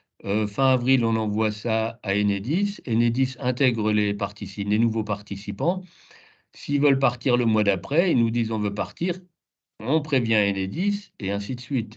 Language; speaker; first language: French; native; French